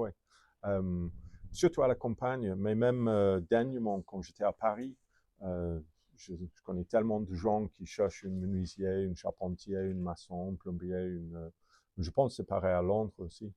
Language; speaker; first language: French; non-native, fluent; English